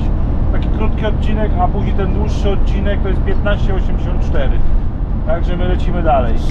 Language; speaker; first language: Polish; native; Polish